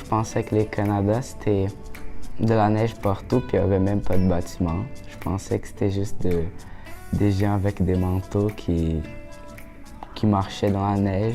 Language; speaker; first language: French; early bilingual, other home language; Portuguese